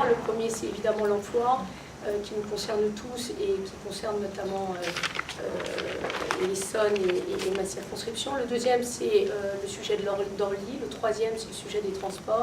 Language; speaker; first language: French; native; French